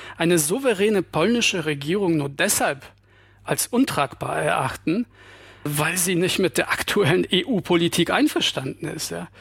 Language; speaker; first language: German; non-native, fluent; Polish